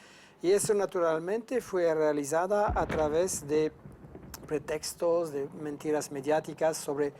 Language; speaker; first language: Spanish; non-native, fluent; French